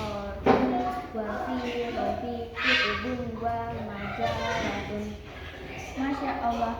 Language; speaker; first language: Arabic; non-native, learner; Indonesian